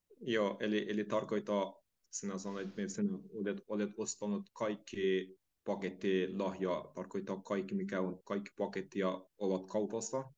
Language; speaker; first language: Finnish; non-native, learner; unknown